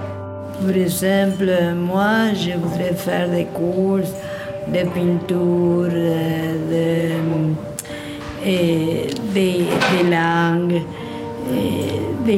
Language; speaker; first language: French; non-native, learner; Spanish